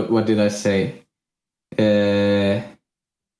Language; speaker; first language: English; non-native, fluent; Swedish